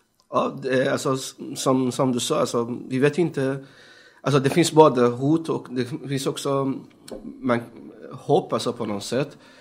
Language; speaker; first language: Swedish; non-native, fluent; Persian